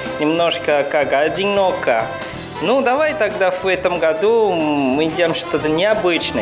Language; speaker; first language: Russian; non-native, fluent; Chinese